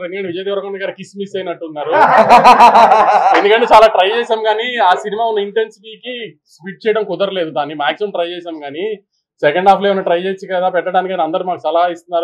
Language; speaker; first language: Telugu; native; Telugu